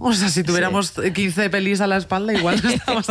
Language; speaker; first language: Spanish; native; Spanish